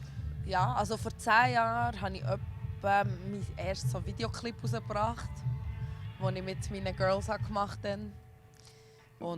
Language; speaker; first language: German; early bilingual, other home language; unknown